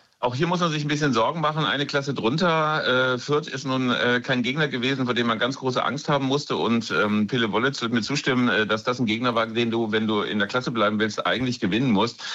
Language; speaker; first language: German; native; German